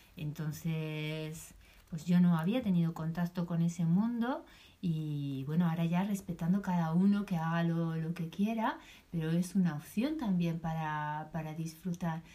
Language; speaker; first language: Spanish; native; Spanish